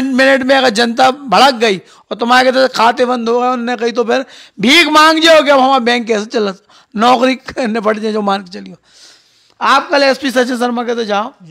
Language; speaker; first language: Hindi; native; Hindi